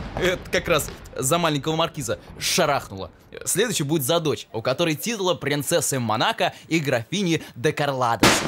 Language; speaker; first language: Russian; native; Russian